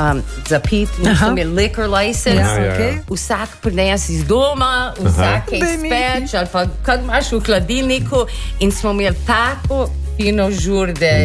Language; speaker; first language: Slovenian; early bilingual, heritage; Slovenian